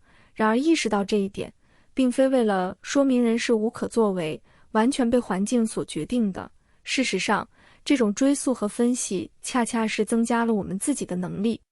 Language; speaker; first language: Chinese; native; Chinese